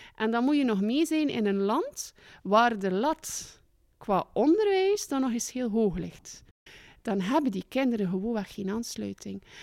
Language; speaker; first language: Dutch; native; Dutch